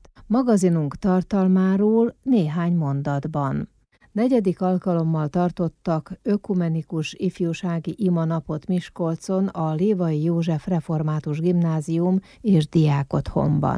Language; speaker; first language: Hungarian; native; Hungarian